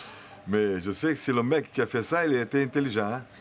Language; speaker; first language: French; non-native, fluent; Portuguese